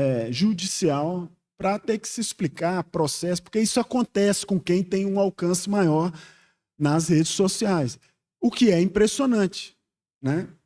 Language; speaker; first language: Portuguese; native; Portuguese